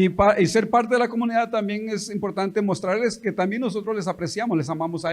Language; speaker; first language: Spanish; native; Spanish